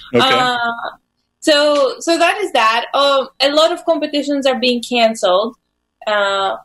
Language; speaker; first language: English; non-native, fluent; Greek